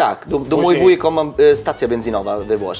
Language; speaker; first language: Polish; non-native, learner; Italian